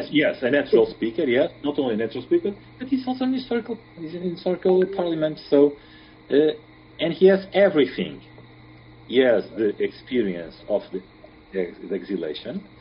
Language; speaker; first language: English; non-native, fluent; Portuguese